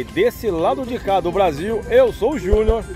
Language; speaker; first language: Portuguese; native; Portuguese